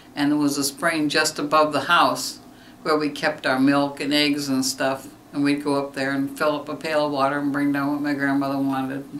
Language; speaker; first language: English; native; English